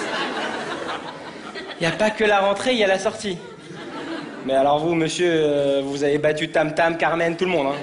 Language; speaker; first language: French; native; French